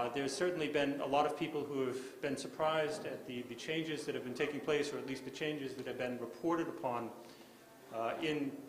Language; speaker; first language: English; native; English